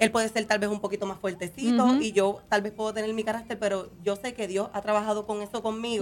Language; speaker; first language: Spanish; native; Spanish